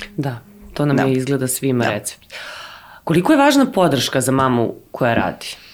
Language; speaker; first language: Serbian; native; Serbian